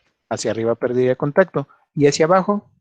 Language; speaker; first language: Spanish; native; Spanish